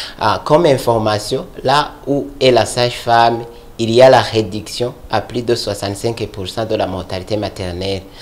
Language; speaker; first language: French; non-native, local second language; Rundi